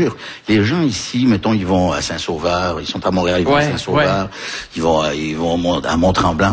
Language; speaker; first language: French; early bilingual, other home language; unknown